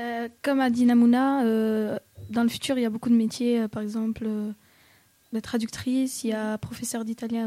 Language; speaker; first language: French; early bilingual, other home language; Arabic